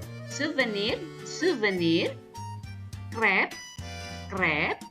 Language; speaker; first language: French; non-native, fluent; Indonesian